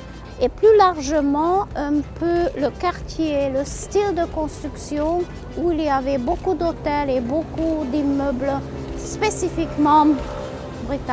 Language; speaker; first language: French; non-native, fluent; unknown